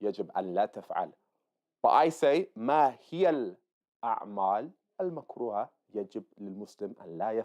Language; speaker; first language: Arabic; non-native, fluent; English